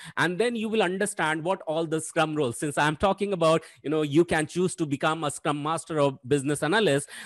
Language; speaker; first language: English; non-native, local second language; Hindi